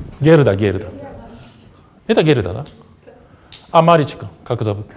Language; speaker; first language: Russian; non-native, fluent; Japanese